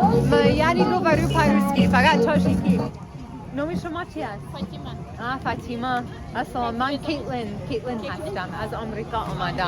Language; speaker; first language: Persian; non-native, learner; English